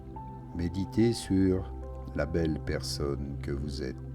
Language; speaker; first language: French; native; French